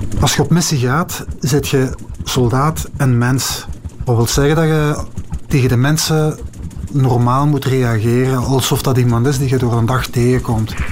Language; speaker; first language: Dutch; native; Dutch